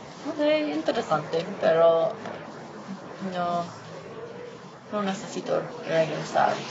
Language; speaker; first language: Spanish; non-native, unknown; English